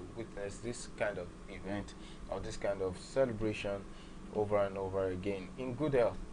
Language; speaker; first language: English; non-native, local second language; Yoruba